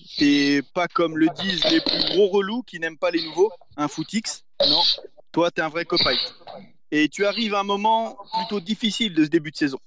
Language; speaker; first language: French; native; French